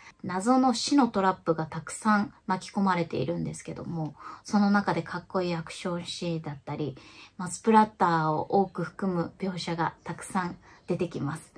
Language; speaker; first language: Japanese; native; Japanese